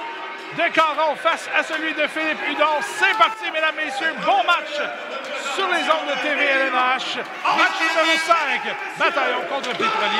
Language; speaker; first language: French; native; French